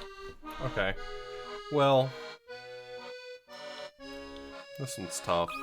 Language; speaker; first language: English; native; English